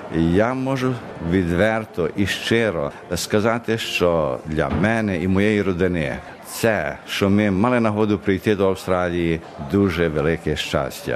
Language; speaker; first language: Ukrainian; early bilingual, heritage; Ukrainian